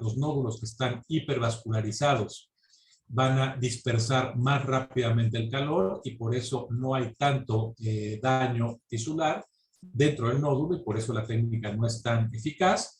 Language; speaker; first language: Spanish; native; Spanish